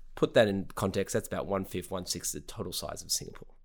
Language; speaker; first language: English; native; English